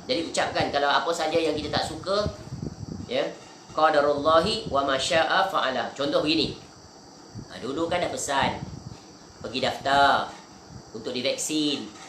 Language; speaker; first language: Malay; native; Malay